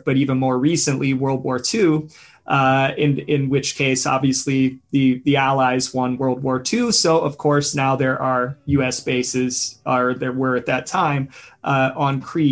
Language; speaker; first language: English; native; English